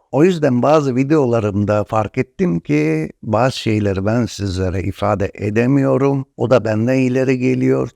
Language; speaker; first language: Turkish; native; Turkish